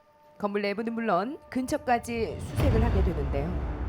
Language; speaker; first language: Korean; native; Korean